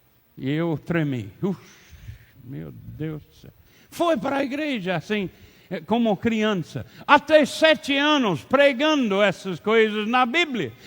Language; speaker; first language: Portuguese; non-native, learner; English